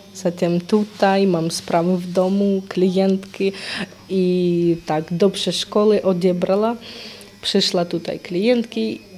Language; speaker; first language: Polish; non-native, learner; Ukrainian